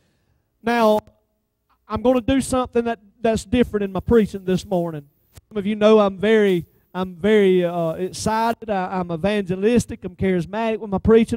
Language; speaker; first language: English; native; English